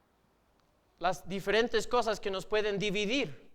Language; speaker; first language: Spanish; non-native, fluent; English